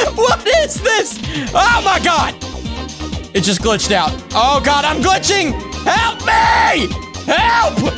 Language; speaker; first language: English; native; English